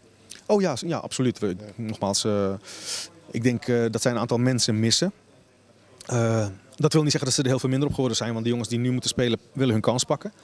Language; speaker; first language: Dutch; native; Dutch